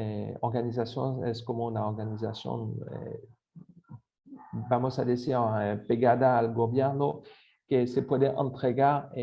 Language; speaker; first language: Spanish; non-native, fluent; French